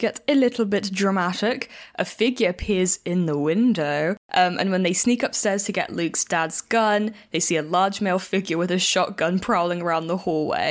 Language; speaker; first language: English; native; English